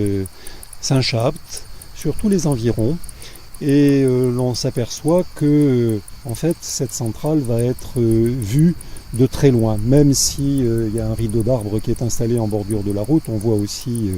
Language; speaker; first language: French; native; French